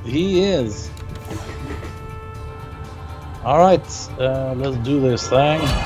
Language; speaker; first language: English; non-native, fluent; Norwegian